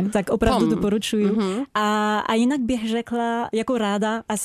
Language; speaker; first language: Czech; non-native, fluent; French